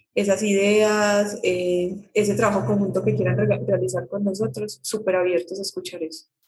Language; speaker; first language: Spanish; native; Spanish